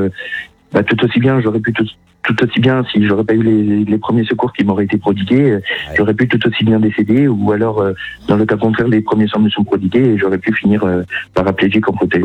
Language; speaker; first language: French; native; French